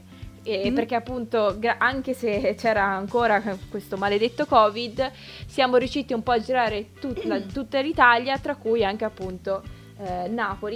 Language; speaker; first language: Italian; native; Italian